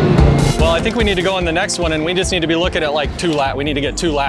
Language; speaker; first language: English; native; English